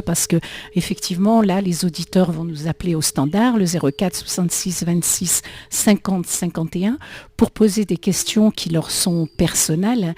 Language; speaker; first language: French; native; French